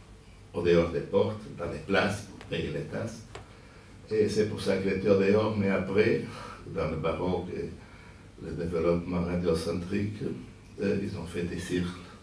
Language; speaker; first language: French; non-native, fluent; Portuguese